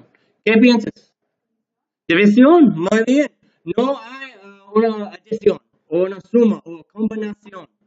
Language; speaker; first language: Spanish; non-native, learner; English